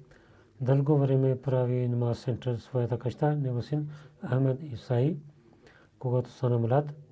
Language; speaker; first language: Bulgarian; non-native, learner; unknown